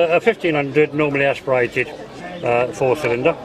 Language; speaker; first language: English; native; English